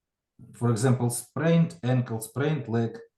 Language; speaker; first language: English; non-native, fluent; Ukrainian